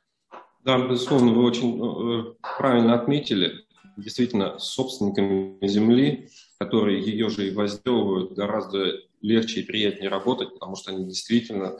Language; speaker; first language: Russian; native; Russian